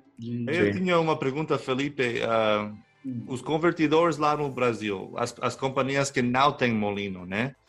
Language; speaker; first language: Portuguese; non-native, fluent; Spanish